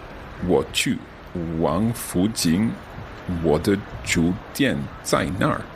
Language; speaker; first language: Chinese; non-native, learner; English